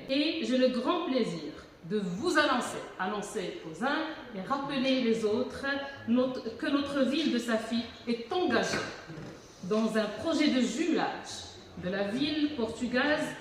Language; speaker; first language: French; non-native, local second language; Arabic